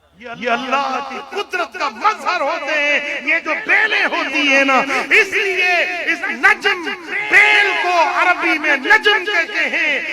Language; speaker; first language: Urdu; non-native, local second language; Sindhi